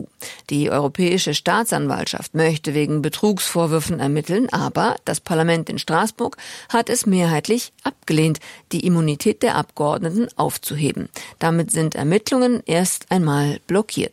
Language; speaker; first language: German; native; German